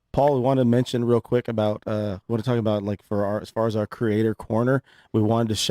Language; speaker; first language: English; native; English